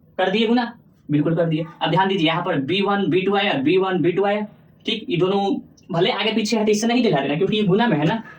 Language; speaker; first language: Hindi; native; Hindi